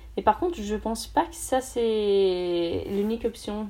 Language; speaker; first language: French; non-native, fluent; Portuguese